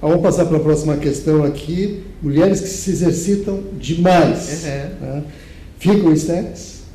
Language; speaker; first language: Portuguese; native; Portuguese